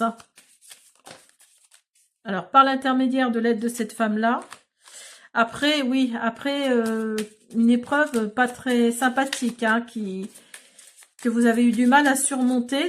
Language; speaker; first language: French; native; French